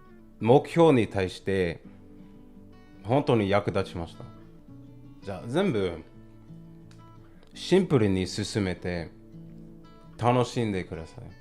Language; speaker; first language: Japanese; non-native, learner; English